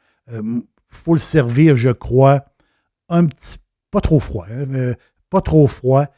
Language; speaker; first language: French; native; French